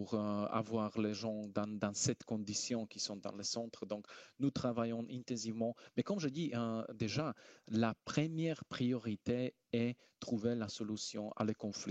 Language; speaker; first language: French; non-native, fluent; Slovak